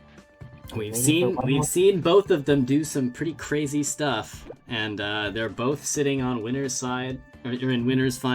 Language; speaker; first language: English; native; English